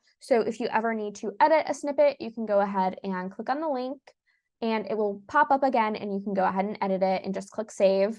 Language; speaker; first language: English; native; English